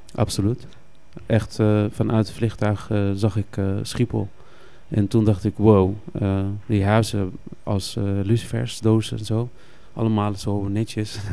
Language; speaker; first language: Dutch; non-native, fluent; Arabic